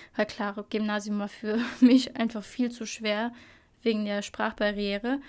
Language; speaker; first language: German; early bilingual, other home language; Albanian